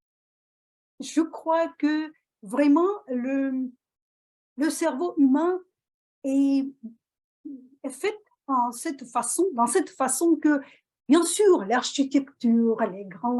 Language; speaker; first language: French; non-native, fluent; Russian